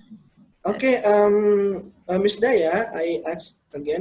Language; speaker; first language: English; non-native, learner; Indonesian